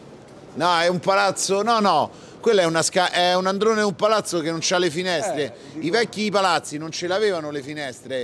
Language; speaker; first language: Italian; native; Italian